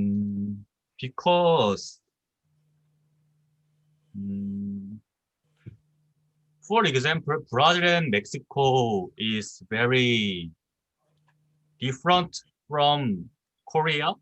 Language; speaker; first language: English; non-native, learner; Korean